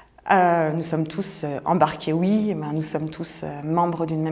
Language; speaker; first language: French; native; French